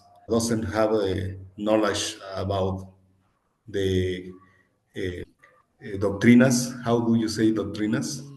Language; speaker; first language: English; non-native, learner; Spanish